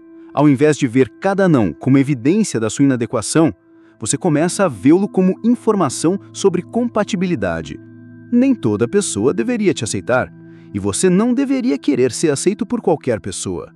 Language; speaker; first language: Portuguese; native; Portuguese